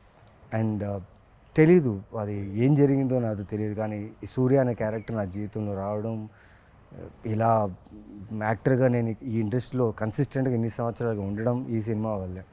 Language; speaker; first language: Telugu; native; Telugu